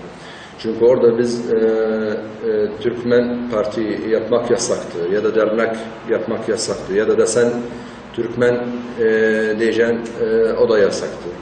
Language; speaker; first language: Turkish; early bilingual, heritage; Turkish